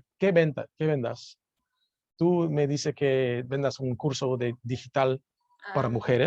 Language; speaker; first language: Spanish; non-native, learner; English